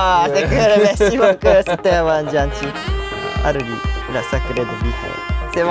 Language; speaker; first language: French; non-native, fluent; Japanese